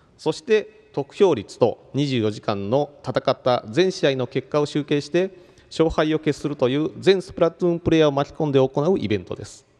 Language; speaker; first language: Japanese; native; Japanese